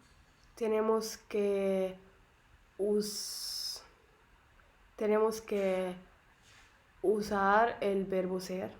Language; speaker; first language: Spanish; non-native, learner; Arabic